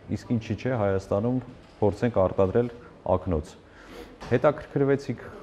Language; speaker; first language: Armenian; native; Armenian